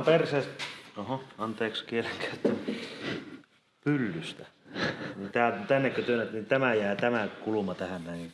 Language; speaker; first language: Finnish; native; Finnish